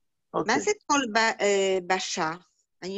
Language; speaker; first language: Hebrew; non-native, learner; Yiddish